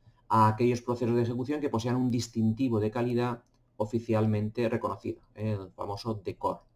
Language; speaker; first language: Spanish; native; Spanish